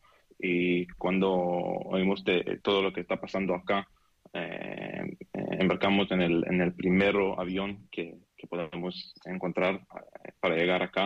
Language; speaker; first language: Spanish; non-native, learner; Hebrew